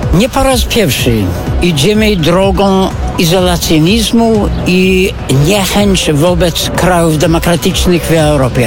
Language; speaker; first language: Polish; non-native, fluent; English